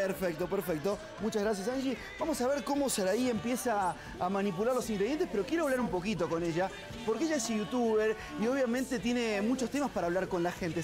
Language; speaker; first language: Spanish; native; Spanish